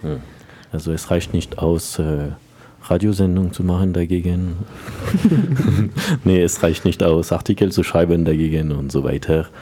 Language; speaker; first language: German; non-native, learner; French